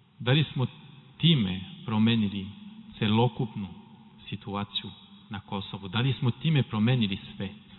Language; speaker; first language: Serbian; non-native, fluent; French